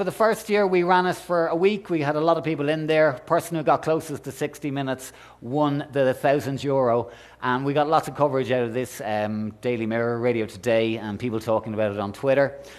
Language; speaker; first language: English; native; English